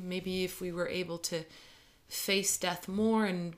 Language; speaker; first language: English; native; English